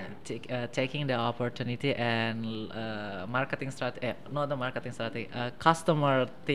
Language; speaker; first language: English; non-native, fluent; Indonesian